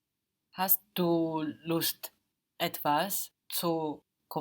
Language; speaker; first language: German; non-native, learner; English